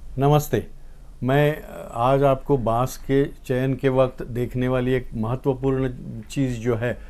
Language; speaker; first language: Hindi; non-native, local second language; Marathi